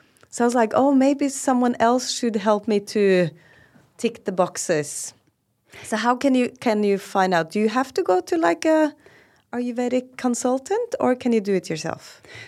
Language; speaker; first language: English; non-native, fluent; Norwegian